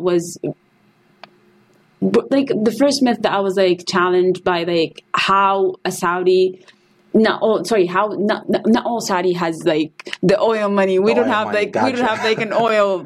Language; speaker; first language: English; non-native, fluent; Arabic